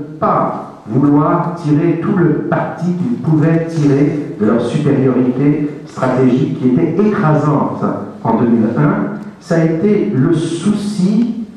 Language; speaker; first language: French; native; French